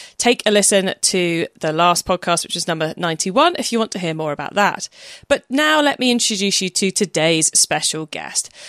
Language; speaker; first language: English; native; English